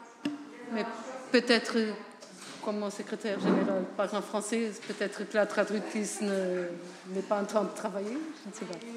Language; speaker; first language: French; non-native, fluent; Portuguese